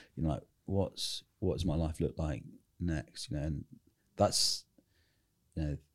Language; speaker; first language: English; native; English